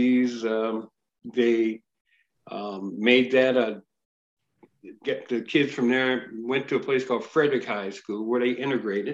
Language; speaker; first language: English; native; English